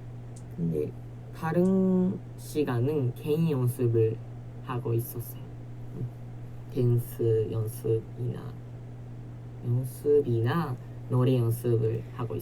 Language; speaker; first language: Korean; non-native, learner; Japanese